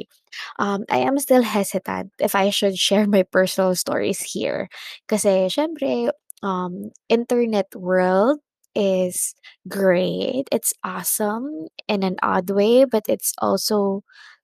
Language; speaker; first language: English; non-native, local second language; Filipino